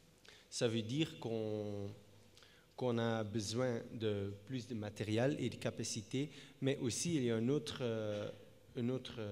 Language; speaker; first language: French; non-native, fluent; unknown